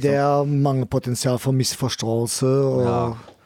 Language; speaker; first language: Norwegian; non-native, learner; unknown